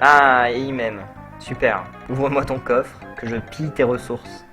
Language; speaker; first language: French; native; French